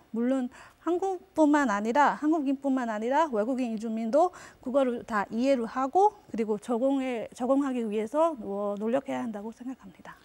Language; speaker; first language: Korean; non-native, fluent; Burmese